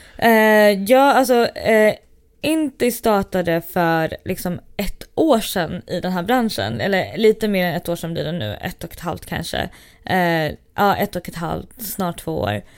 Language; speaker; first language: Swedish; native; Swedish